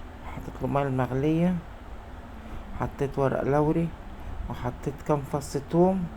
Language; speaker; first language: Arabic; native; Arabic